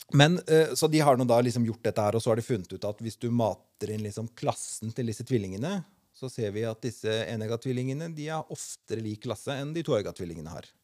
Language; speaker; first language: Norwegian; native; Norwegian